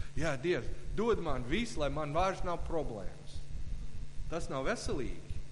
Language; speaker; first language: Latvian; non-native, fluent; English